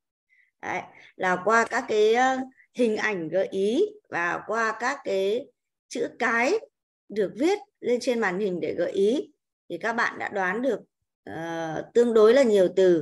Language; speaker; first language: Vietnamese; native; Vietnamese